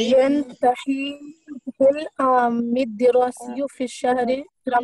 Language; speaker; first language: Arabic; non-native, learner; Urdu